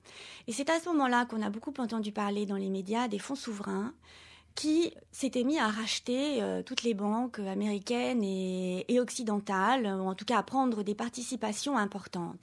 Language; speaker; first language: French; native; French